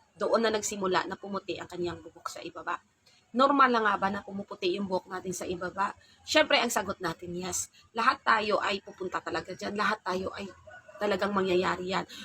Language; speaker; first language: Filipino; non-native, local second language; Hiligaynon